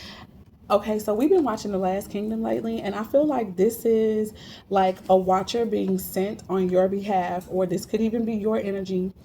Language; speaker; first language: English; native; English